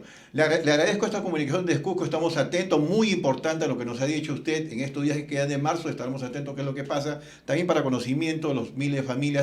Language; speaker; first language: Spanish; native; Spanish